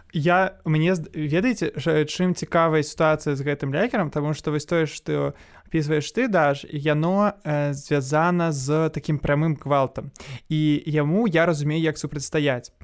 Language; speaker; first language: Belarusian; non-native, local second language; Russian